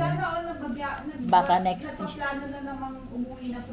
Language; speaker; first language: Filipino; native; Filipino